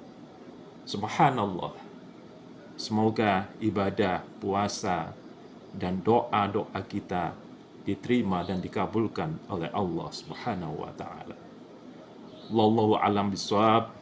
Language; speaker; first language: Indonesian; native; Indonesian